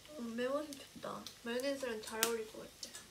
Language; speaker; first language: Korean; non-native, fluent; Japanese